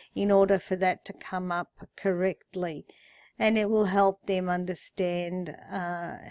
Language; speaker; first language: English; native; English